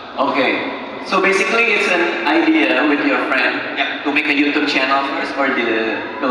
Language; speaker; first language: English; non-native, fluent; Indonesian